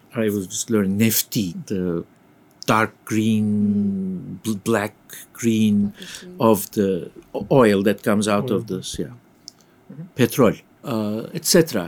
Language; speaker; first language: English; non-native, fluent; Turkish